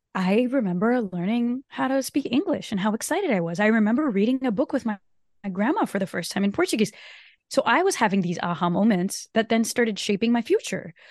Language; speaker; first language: English; non-native, fluent; Portuguese